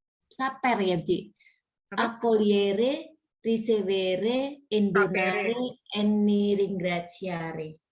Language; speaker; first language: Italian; non-native, learner; Indonesian